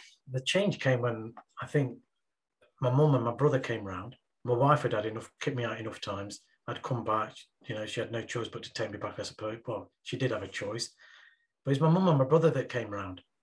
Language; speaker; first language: English; early bilingual, other home language; Punjabi